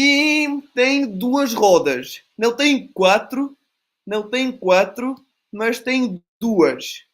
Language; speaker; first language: Portuguese; non-native, fluent; Italian